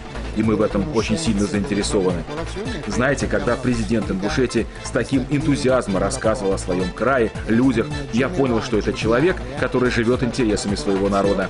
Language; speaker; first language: Russian; native; Russian